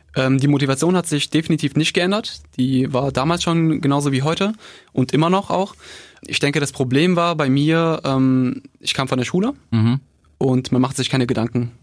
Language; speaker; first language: German; early bilingual, other home language; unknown